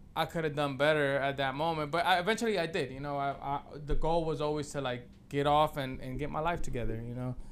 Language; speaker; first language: English; early bilingual, other home language; Spanish